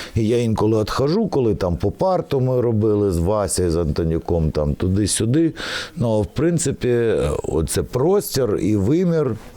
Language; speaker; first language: Ukrainian; non-native, local second language; Russian